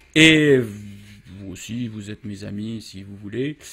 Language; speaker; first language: French; native; French